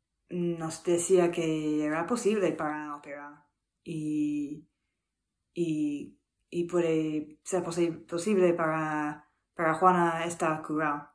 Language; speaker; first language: Spanish; non-native, learner; English